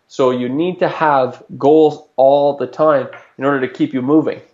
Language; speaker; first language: English; native; English